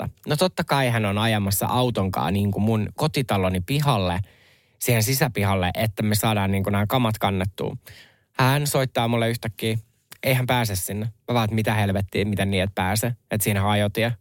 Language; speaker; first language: Finnish; native; Finnish